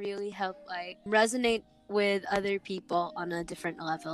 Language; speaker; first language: English; non-native, local second language; Filipino